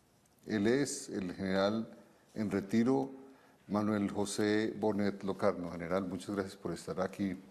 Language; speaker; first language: Spanish; native; Spanish